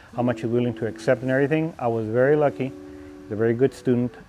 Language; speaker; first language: English; native; English